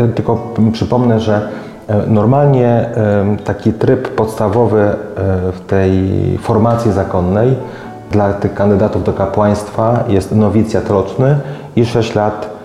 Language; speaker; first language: Polish; native; Polish